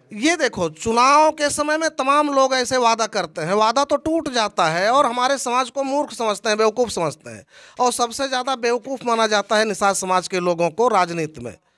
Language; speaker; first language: Hindi; native; Hindi